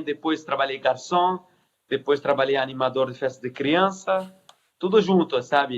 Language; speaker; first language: Portuguese; non-native, fluent; Arabic